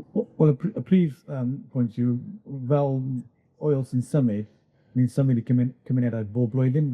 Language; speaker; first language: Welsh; non-native, local second language; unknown